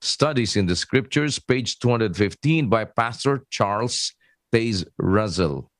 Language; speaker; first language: English; non-native, local second language; Filipino